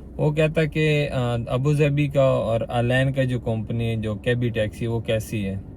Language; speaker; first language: Urdu; non-native, local second language; Pashto